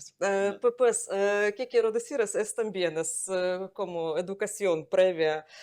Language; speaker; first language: Spanish; non-native, fluent; Ukrainian